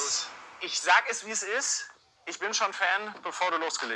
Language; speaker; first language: German; native; German